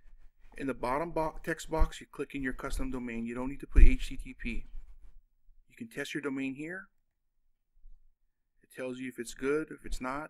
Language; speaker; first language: English; native; English